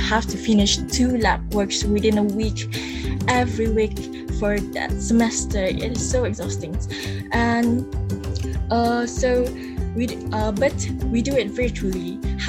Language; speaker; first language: English; non-native, local second language; Malay